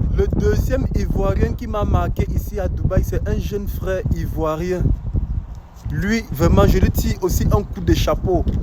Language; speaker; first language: French; native; French